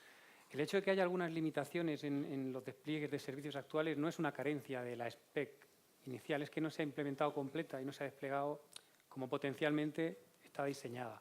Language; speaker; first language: Spanish; native; Spanish